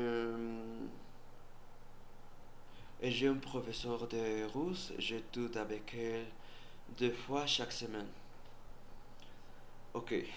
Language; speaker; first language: French; non-native, learner; Spanish